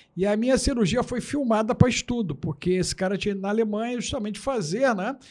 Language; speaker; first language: Portuguese; native; Portuguese